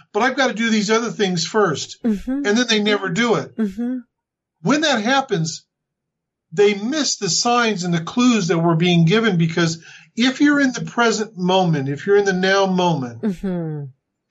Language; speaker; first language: English; native; English